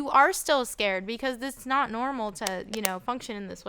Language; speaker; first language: English; native; English